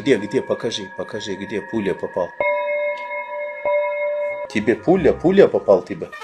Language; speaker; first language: Russian; non-native, learner; Azerbaijani